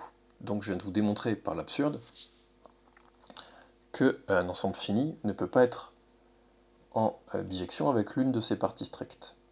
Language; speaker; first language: French; native; French